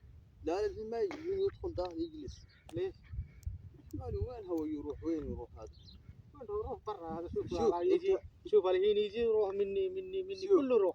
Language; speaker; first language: Arabic; non-native, learner; Telugu